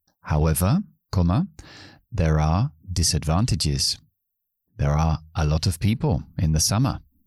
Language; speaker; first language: English; native; English